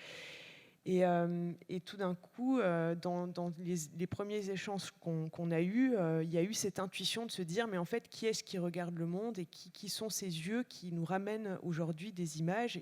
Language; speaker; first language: French; native; French